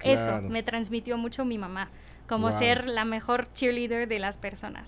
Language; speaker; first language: Spanish; early bilingual, heritage; Spanish